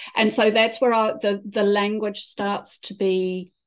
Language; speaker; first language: English; native; English